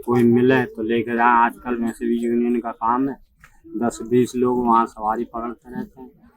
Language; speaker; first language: Hindi; native; Hindi